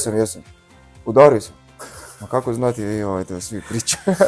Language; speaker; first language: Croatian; non-native, learner; Arabic